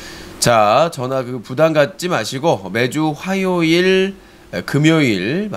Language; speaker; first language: Korean; native; Korean